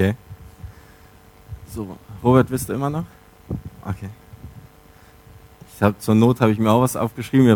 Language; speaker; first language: German; native; German